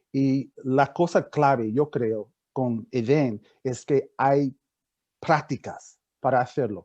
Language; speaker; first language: Spanish; non-native, fluent; English